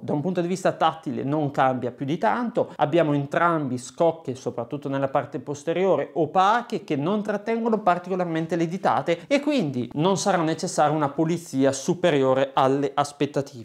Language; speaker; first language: Italian; native; Italian